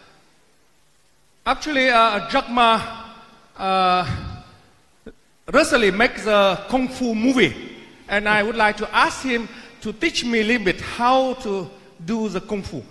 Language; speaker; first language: English; non-native, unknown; Vietnamese